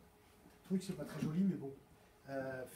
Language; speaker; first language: French; native; French